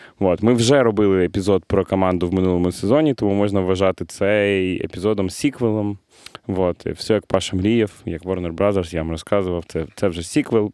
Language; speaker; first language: Ukrainian; non-native, local second language; Russian